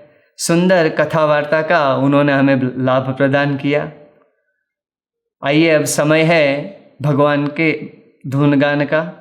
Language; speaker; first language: Hindi; native; Hindi